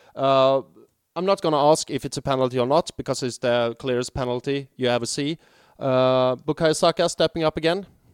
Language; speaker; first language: English; non-native, fluent; Swedish